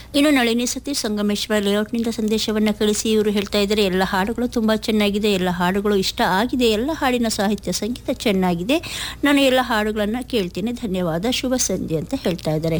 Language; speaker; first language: Kannada; native; Kannada